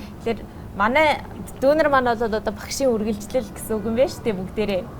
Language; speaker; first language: Mongolian; native; Mongolian